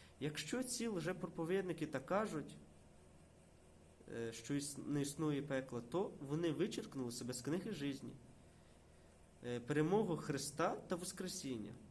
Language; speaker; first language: Ukrainian; non-native, local second language; Russian